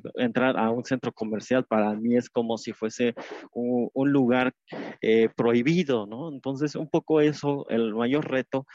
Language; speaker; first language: Spanish; non-native, local second language; Tzeltal